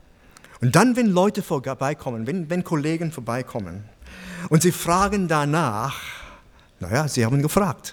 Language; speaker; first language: German; non-native, fluent; English